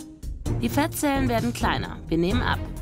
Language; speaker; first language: German; native; German